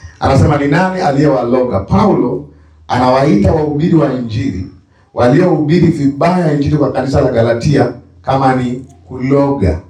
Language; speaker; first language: Swahili; native; Swahili